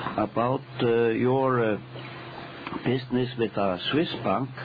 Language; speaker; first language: English; non-native, fluent; Icelandic